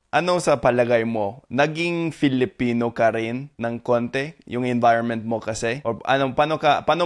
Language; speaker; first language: Filipino; non-native, fluent; English